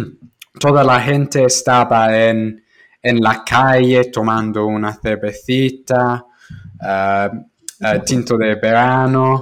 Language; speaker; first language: Spanish; non-native, fluent; English